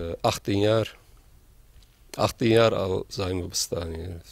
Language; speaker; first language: Dutch; non-native, learner; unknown